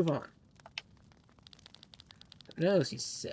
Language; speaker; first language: English; native; English